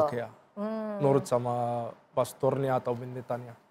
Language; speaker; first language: Indonesian; non-native, fluent; Arabic